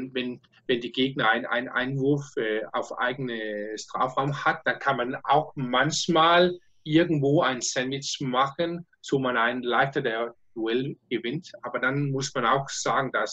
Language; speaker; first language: German; non-native, learner; Danish